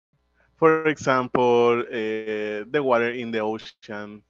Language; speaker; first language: English; non-native, learner; Spanish